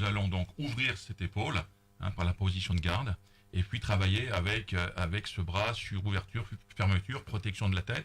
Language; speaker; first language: French; native; French